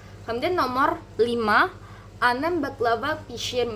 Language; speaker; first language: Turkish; non-native, learner; Indonesian